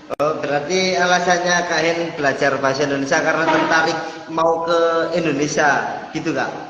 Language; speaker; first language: Indonesian; native; Indonesian